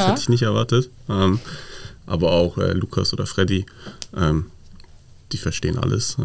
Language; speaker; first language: German; native; German